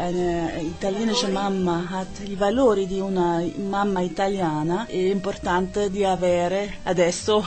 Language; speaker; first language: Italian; non-native, learner; German